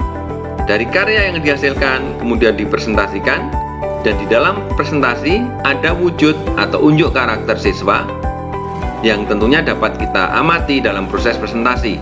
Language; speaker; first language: Indonesian; native; Indonesian